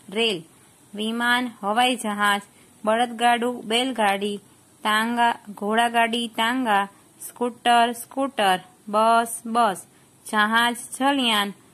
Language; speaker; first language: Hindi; non-native, local second language; Gujarati